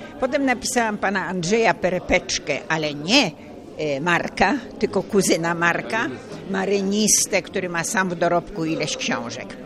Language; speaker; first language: Polish; native; Polish